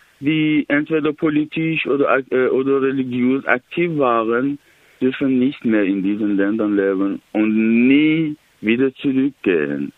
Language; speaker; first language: German; non-native, learner; Persian